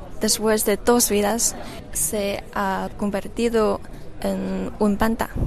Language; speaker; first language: Spanish; non-native, learner; Chinese